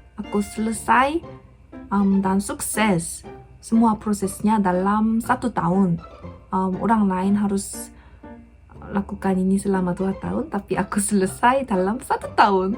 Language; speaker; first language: Indonesian; non-native, fluent; Korean